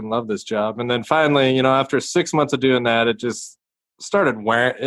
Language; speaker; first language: English; native; English